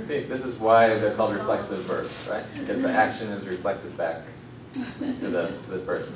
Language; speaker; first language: English; native; English